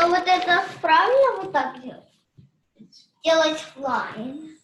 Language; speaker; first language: Russian; early bilingual, heritage; Russian